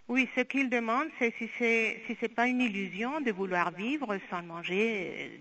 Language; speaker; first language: French; non-native, fluent; Spanish